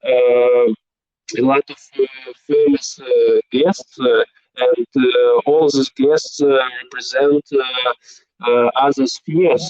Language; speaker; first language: English; non-native, learner; Belarusian